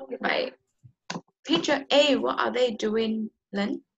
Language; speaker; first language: English; non-native, learner; Vietnamese